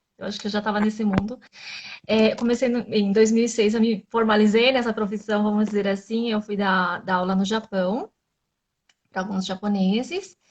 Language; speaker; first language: Portuguese; native; Portuguese